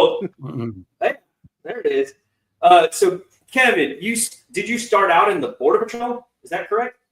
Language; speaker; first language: English; native; English